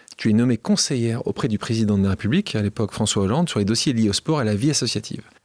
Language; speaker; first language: French; native; French